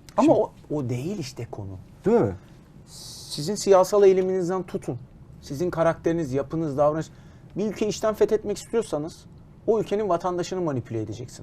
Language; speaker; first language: Turkish; native; Turkish